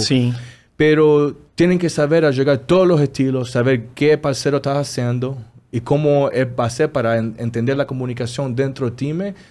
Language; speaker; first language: Spanish; non-native, learner; Portuguese